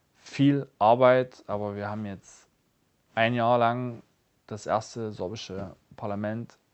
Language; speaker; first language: German; non-native, local second language; Upper Sorbian